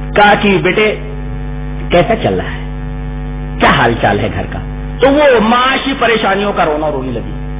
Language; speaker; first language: Urdu; native; Urdu